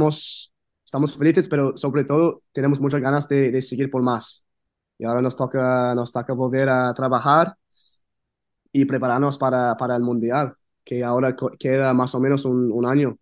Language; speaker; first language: Spanish; non-native, fluent; English